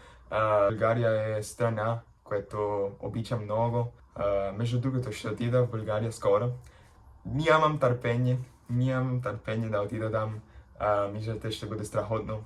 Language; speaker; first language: Bulgarian; non-native, learner; English